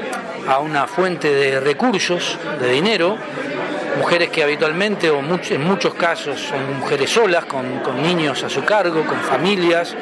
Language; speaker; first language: Spanish; native; Spanish